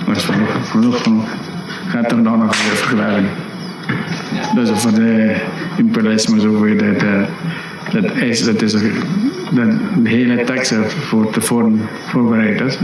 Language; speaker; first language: Dutch; non-native, local second language; Minangkabau